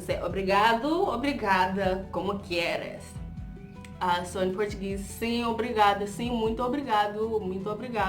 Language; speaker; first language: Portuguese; non-native, fluent; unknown